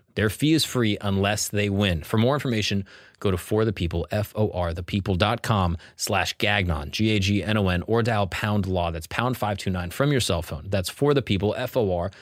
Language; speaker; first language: English; native; English